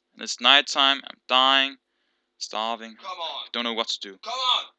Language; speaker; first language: English; non-native, learner; Danish